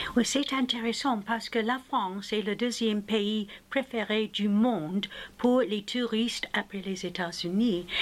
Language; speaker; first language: French; non-native, fluent; English